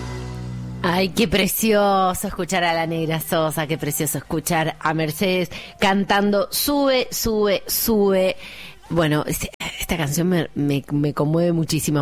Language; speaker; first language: Spanish; native; Spanish